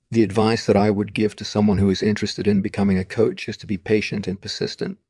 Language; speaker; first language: English; native; English